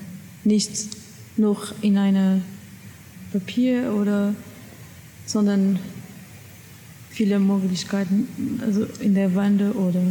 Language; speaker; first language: German; non-native, learner; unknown